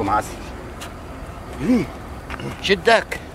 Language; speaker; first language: Arabic; native; Arabic